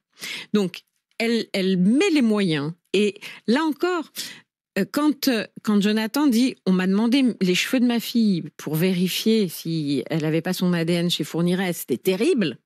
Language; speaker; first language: French; native; French